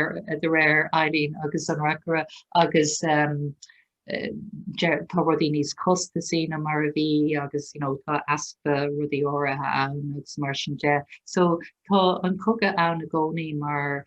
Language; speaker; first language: Irish; non-native, local second language; English